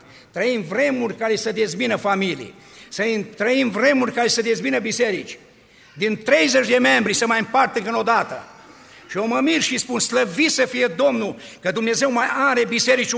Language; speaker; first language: Romanian; native; Romanian